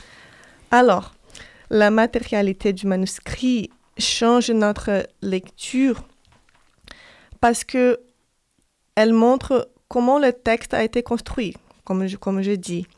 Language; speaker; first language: French; non-native, fluent; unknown